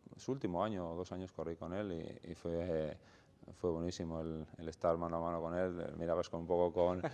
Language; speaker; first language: Spanish; native; Spanish